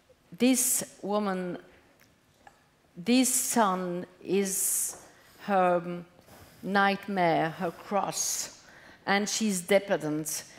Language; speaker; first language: English; non-native, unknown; French